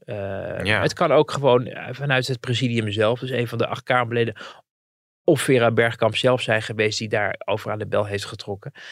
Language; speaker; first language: Dutch; native; Dutch